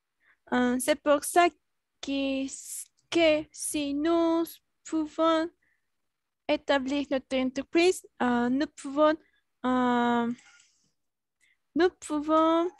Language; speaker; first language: French; non-native, learner; Spanish